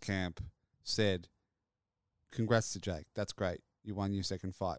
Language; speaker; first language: English; native; English